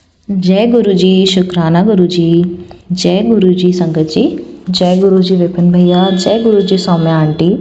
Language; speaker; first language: Hindi; native; Hindi